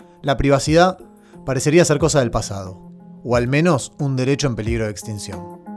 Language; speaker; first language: Spanish; native; Spanish